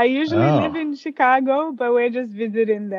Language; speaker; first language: English; non-native, fluent; Portuguese